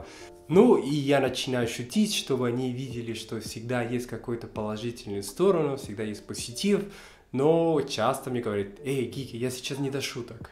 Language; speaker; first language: Russian; non-native, fluent; Spanish